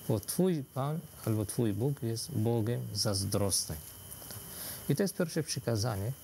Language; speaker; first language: Polish; non-native, fluent; Arabic